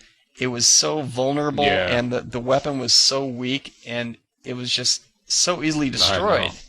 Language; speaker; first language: English; native; English